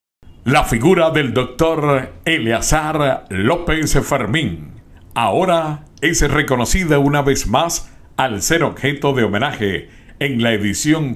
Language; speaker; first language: Spanish; native; Spanish